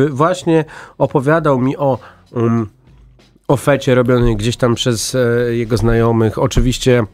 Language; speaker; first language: Polish; native; Polish